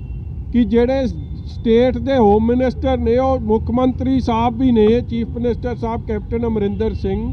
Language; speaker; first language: Hindi; non-native, local second language; Punjabi